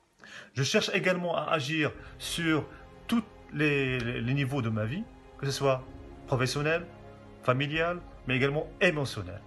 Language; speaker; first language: French; non-native, local second language; Arabic